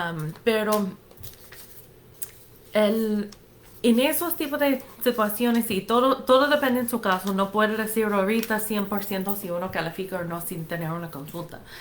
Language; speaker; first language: Spanish; non-native, fluent; English